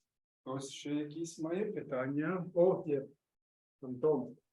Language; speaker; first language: Ukrainian; native; Ukrainian